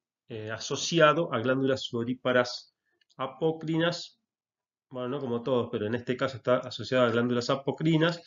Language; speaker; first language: Spanish; native; Spanish